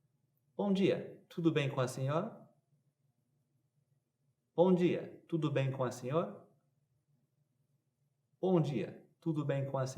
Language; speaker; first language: Portuguese; non-native, fluent; English